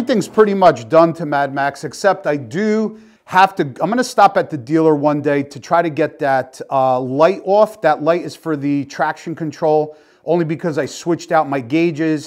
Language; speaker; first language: English; native; English